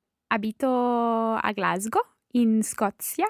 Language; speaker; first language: Italian; non-native, learner; English